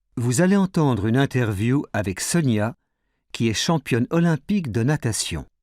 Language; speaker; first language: French; native; French